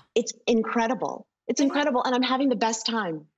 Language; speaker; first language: English; native; English